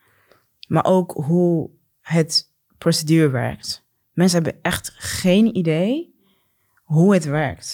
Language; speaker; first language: Dutch; non-native, learner; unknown